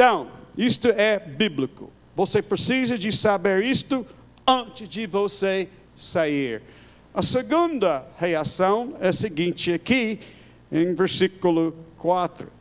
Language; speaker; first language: Portuguese; non-native, fluent; English